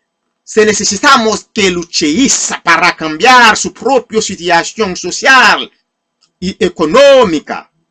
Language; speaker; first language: Spanish; non-native, fluent; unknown